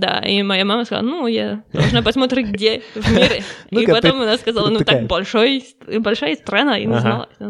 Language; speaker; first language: Russian; non-native, learner; French